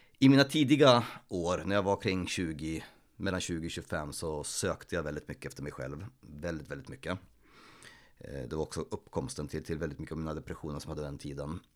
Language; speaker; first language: Swedish; early bilingual, other home language; Polish